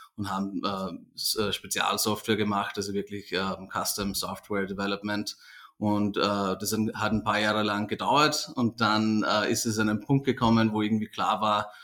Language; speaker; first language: German; native; German